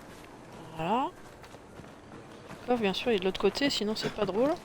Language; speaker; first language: French; native; French